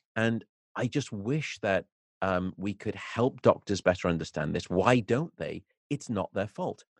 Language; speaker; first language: English; native; English